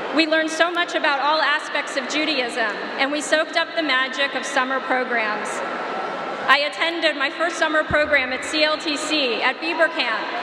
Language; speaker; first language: English; native; English